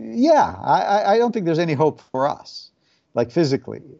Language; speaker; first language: English; non-native, fluent; Russian